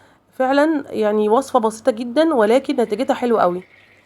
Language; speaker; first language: Arabic; native; Arabic